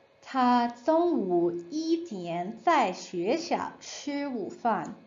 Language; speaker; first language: Chinese; non-native, fluent; English